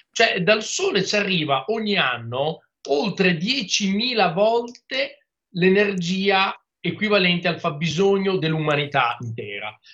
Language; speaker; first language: Italian; native; Italian